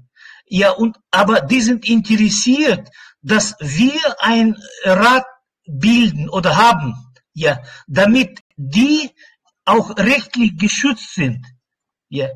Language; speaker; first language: German; non-native, learner; Russian